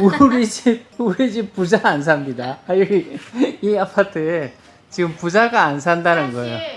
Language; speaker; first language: Korean; native; Korean